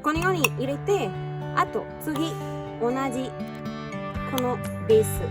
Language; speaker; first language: Japanese; non-native, fluent; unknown